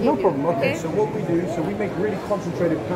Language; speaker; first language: English; native; English